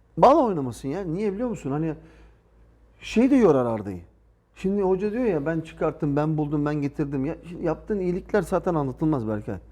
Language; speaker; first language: Turkish; early bilingual, heritage; Turkish